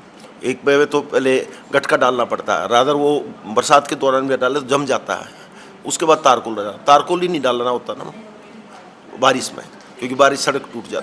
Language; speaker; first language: Hindi; native; Hindi